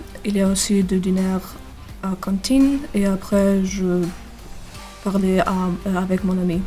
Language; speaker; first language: French; non-native, learner; German